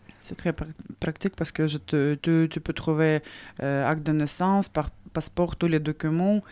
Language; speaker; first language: French; non-native, learner; Russian